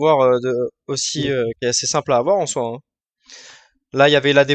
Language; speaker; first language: French; native; French